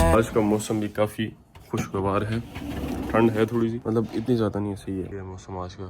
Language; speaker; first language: Urdu; native; Urdu